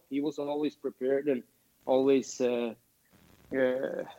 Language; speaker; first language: English; non-native, fluent; Swedish